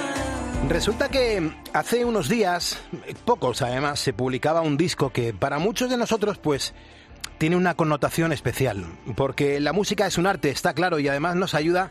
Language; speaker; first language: Spanish; native; Spanish